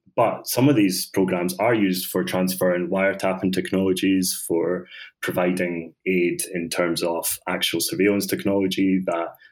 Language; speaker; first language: English; native; English